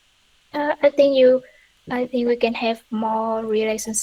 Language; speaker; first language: English; non-native, learner; Vietnamese